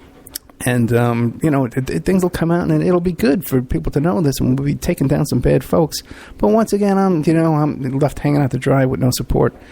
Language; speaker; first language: English; native; English